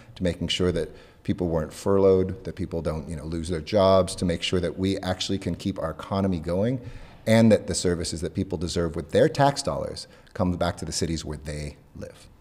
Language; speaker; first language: English; native; English